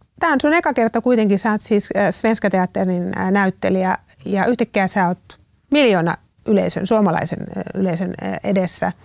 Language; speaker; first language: Finnish; native; Finnish